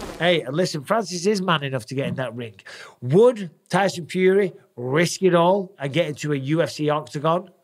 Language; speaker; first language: English; native; English